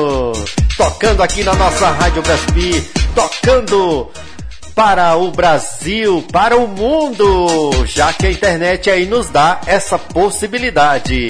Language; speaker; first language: Portuguese; native; Portuguese